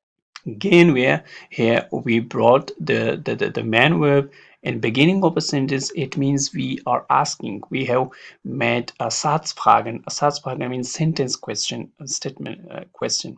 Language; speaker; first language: English; non-native, fluent; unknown